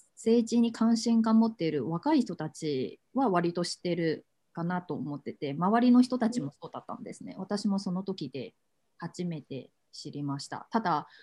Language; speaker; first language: Japanese; non-native, fluent; Chinese